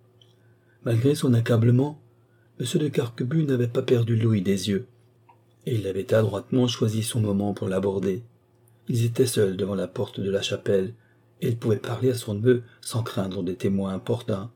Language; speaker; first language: French; native; French